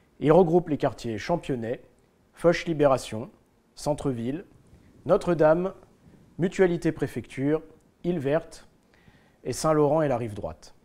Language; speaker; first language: French; native; French